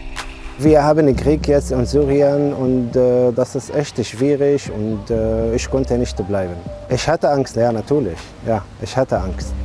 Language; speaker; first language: German; non-native, learner; Arabic